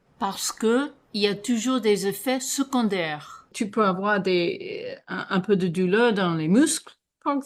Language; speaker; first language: French; non-native, fluent; English